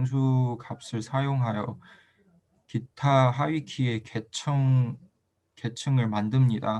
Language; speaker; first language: Korean; non-native, fluent; Chinese